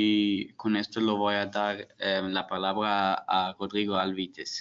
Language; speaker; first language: Spanish; non-native, fluent; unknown